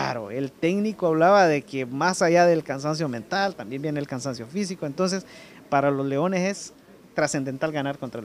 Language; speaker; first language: Spanish; native; Spanish